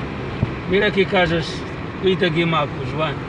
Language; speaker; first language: Catalan; non-native, learner; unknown